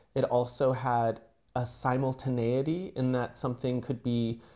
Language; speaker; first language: English; native; English